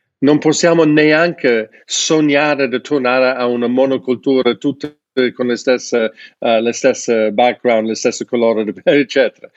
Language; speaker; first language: Italian; non-native, fluent; English